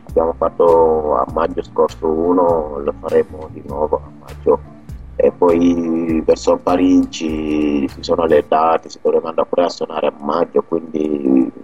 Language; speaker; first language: Italian; non-native, fluent; Wolof